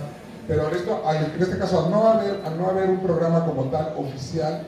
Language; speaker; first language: Spanish; native; Spanish